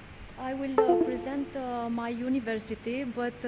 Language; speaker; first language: English; non-native, learner; Romanian